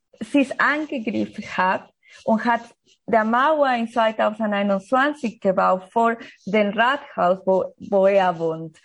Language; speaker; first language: German; non-native, learner; Spanish